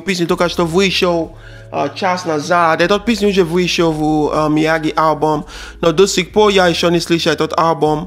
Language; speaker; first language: Russian; non-native, learner; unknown